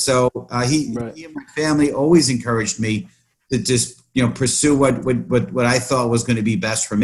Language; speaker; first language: English; native; English